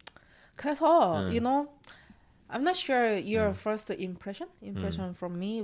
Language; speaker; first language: English; non-native, learner; Korean